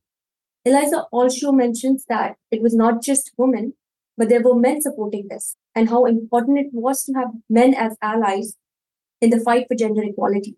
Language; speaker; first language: English; non-native, local second language; Hindi